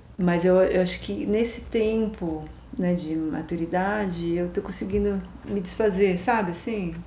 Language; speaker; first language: Portuguese; native; Portuguese